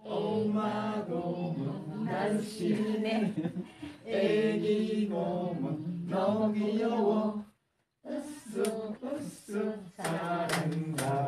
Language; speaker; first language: Korean; non-native, learner; Filipino